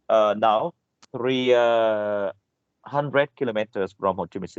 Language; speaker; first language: English; non-native, learner; Vietnamese